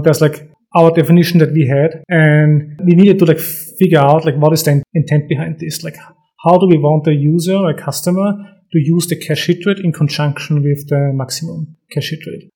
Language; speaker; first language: English; non-native, fluent; German